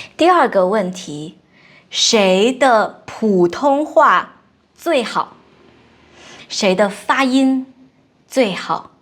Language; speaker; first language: Chinese; non-native, local second language; Hakka Chinese